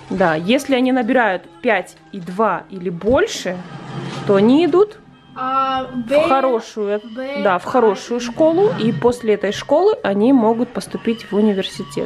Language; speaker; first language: Russian; native; Russian